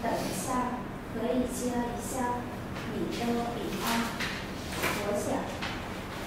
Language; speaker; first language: Chinese; non-native, learner; Vietnamese